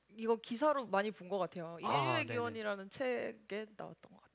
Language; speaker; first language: Korean; native; Korean